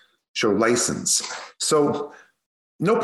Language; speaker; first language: English; native; English